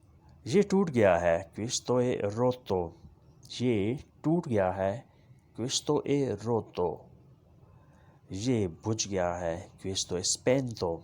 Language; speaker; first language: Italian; non-native, learner; Urdu